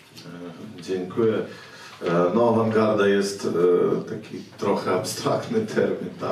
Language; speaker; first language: Polish; non-native, fluent; Ukrainian